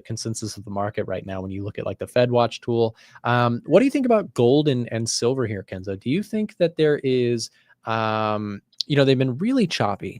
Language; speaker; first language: English; native; English